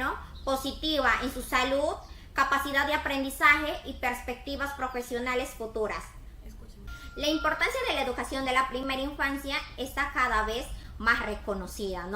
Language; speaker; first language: Spanish; native; Spanish